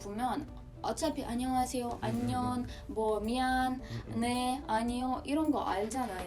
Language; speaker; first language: Korean; non-native, learner; Russian